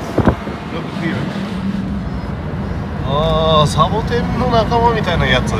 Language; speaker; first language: Japanese; native; Japanese